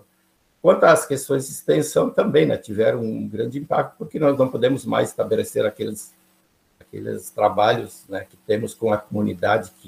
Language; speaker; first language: Portuguese; native; Portuguese